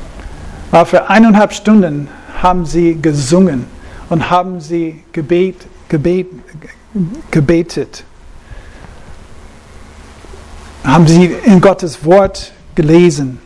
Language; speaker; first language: German; non-native, fluent; English